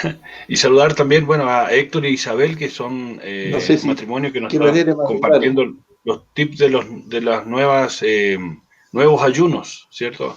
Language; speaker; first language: Spanish; native; Spanish